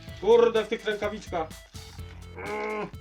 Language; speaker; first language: Polish; native; Polish